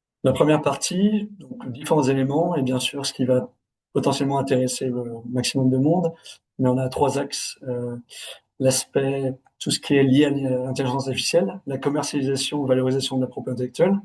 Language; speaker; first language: French; native; French